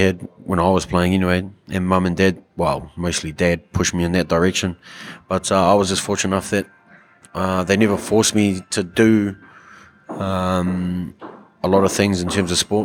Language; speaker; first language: English; native; English